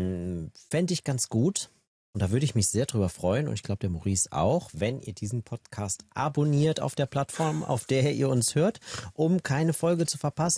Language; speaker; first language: German; native; German